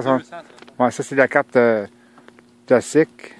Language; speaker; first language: French; native; French